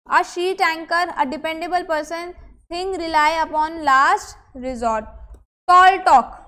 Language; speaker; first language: Hindi; native; Hindi